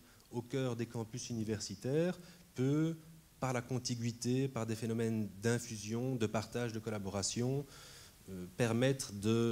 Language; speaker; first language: French; native; French